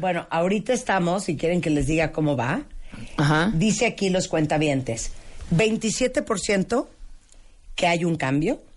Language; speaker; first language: Spanish; native; Spanish